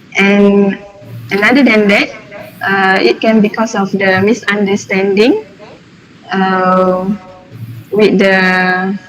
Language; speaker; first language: English; non-native, learner; Malay